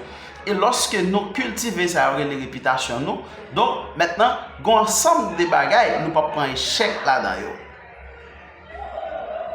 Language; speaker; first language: French; non-native, learner; Haitian Creole